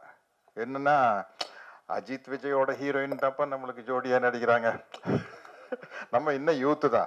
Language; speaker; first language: Tamil; native; Tamil